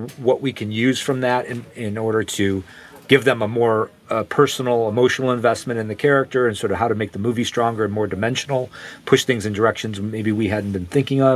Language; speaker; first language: English; native; English